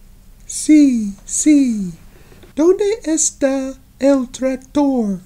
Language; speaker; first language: Spanish; non-native, learner; English